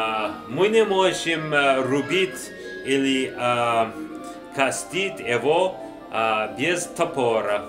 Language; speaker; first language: Russian; non-native, learner; English